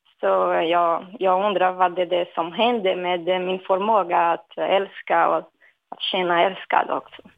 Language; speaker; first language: Swedish; non-native, fluent; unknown